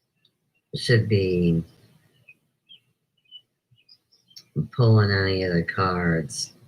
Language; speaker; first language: English; native; English